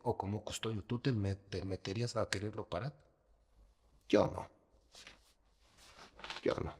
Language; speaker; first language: Spanish; native; Spanish